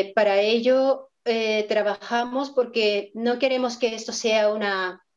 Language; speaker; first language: Spanish; non-native, fluent; Japanese